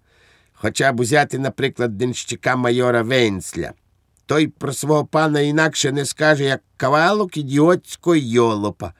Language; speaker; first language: Ukrainian; native; Ukrainian